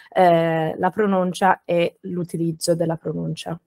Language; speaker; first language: Italian; non-native, fluent; English